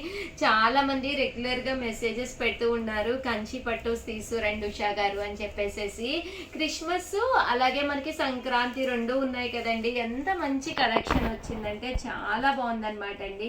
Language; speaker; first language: Telugu; native; Telugu